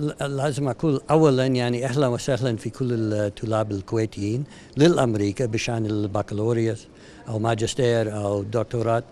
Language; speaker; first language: Arabic; non-native, learner; English